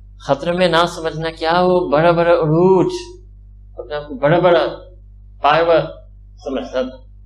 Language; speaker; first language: Urdu; early bilingual, heritage; Urdu